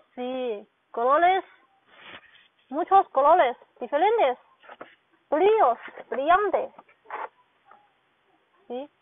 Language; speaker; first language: Spanish; non-native, learner; Chinese